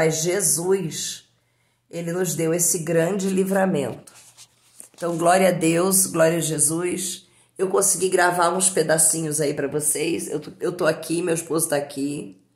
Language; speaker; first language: Portuguese; native; Portuguese